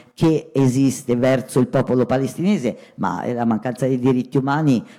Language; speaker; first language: Italian; native; Italian